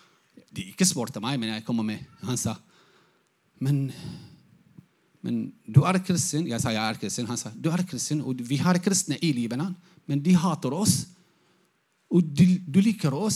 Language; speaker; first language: Norwegian; non-native, fluent; Arabic